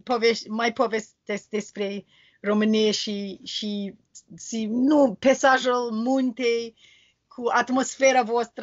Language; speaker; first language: Romanian; non-native, learner; English